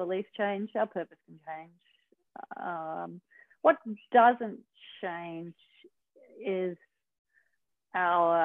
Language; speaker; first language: English; native; English